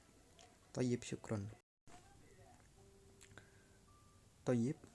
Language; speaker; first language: Arabic; non-native, learner; Indonesian